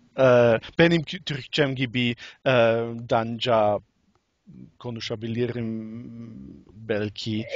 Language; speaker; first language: Turkish; non-native, learner; English